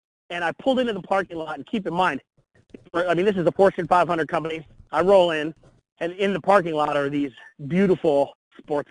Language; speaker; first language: English; native; English